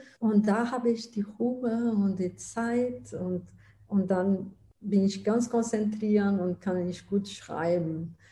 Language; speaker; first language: German; non-native, fluent; Portuguese